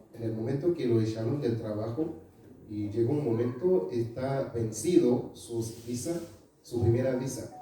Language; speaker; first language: Spanish; non-native, fluent; Haitian Creole